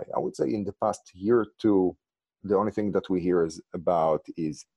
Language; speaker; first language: English; non-native, fluent; Hebrew